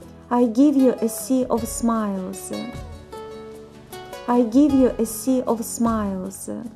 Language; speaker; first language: English; non-native, fluent; Russian